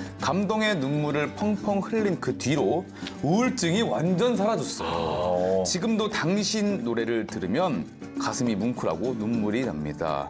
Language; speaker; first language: Korean; native; Korean